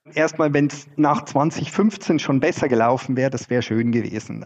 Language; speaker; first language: German; native; German